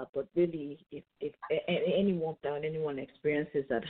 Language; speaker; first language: English; non-native, local second language; Yoruba